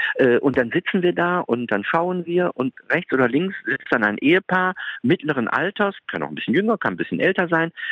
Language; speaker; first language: German; native; German